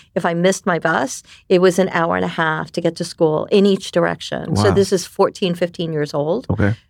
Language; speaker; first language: English; early bilingual, other home language; Japanese